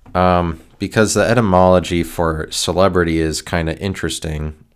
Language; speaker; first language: English; native; English